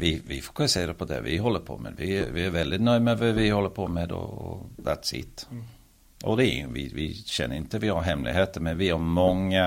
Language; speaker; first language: Swedish; early bilingual, heritage; Swedish